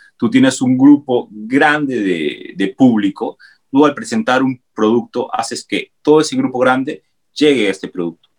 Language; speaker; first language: Spanish; native; Spanish